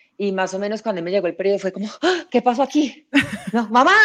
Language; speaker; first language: Spanish; native; Spanish